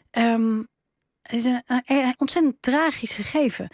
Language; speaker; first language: Dutch; native; Dutch